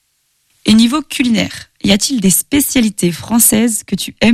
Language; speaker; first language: French; native; French